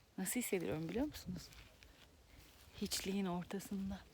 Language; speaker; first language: Turkish; native; Turkish